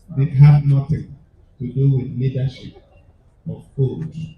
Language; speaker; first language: English; non-native, local second language; Igbo